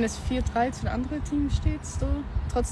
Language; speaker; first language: German; non-native, fluent; Swedish